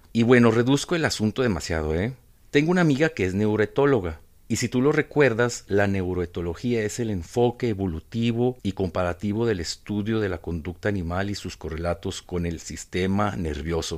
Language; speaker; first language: Spanish; native; Spanish